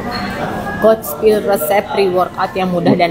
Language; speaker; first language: Indonesian; native; Indonesian